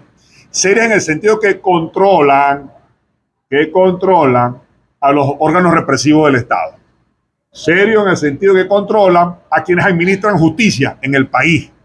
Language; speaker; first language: Spanish; native; Spanish